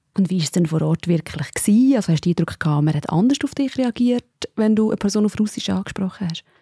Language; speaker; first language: German; native; German